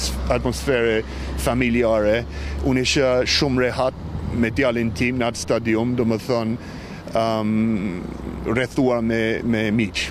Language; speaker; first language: Albanian; non-native, fluent; English